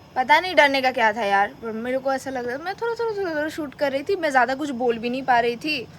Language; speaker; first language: Hindi; non-native, local second language; Bangla